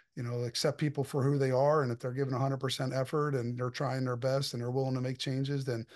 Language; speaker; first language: English; native; English